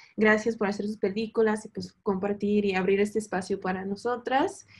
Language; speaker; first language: Spanish; early bilingual, heritage; Spanish